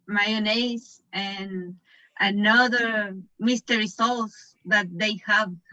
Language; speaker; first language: English; non-native, learner; Spanish